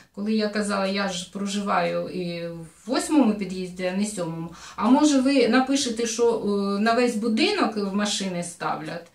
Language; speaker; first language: Ukrainian; native; Ukrainian